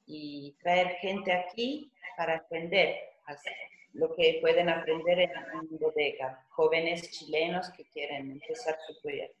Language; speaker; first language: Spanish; non-native, fluent; Italian